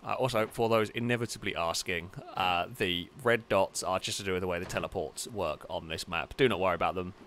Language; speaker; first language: English; native; English